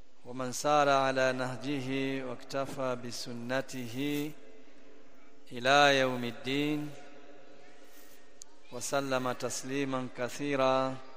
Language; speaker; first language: Arabic; non-native, fluent; Swahili